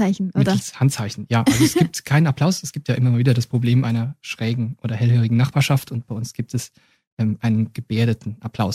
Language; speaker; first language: German; native; German